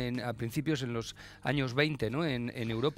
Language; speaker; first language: Spanish; native; Spanish